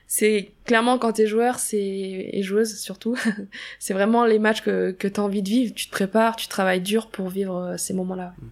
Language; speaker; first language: French; native; French